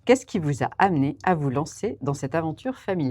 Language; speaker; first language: French; native; French